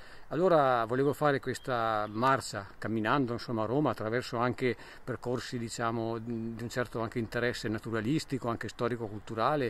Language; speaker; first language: Italian; native; Italian